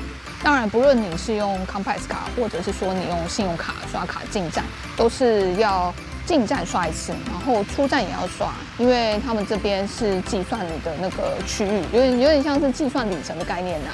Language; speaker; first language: Chinese; native; Chinese